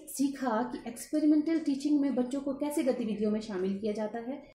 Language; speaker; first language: Hindi; native; Hindi